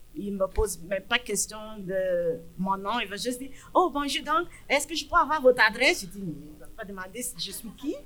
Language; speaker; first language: French; non-native, fluent; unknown